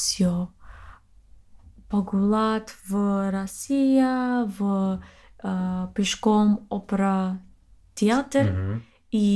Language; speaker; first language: Russian; non-native, learner; English